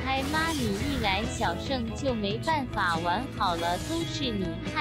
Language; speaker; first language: Chinese; native; Chinese